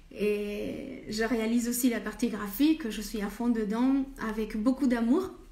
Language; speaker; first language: French; non-native, fluent; Spanish